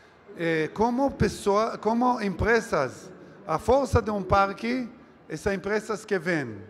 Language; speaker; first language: Portuguese; non-native, learner; Hebrew